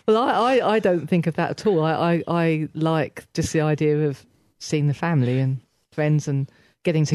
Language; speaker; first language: English; native; English